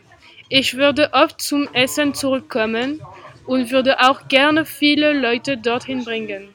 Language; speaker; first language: German; non-native, learner; French